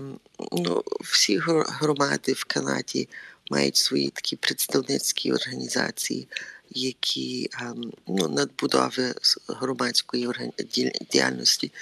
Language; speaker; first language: Ukrainian; early bilingual, heritage; Ukrainian